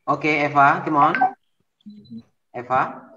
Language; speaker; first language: English; non-native, learner; Indonesian